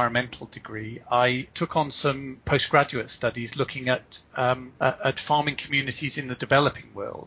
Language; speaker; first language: English; native; English